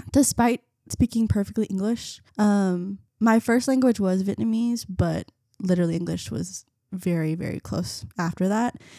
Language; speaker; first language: English; early bilingual, other home language; Vietnamese